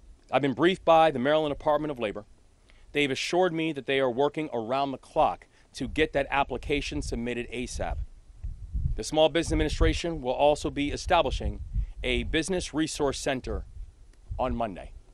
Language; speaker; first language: English; native; English